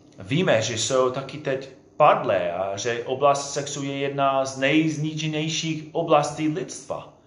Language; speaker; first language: Czech; non-native, fluent; English